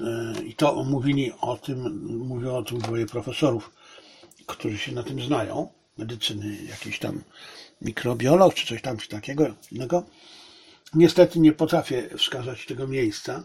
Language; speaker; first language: Polish; native; Polish